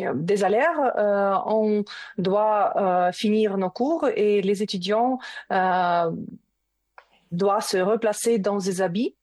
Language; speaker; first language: French; non-native, learner; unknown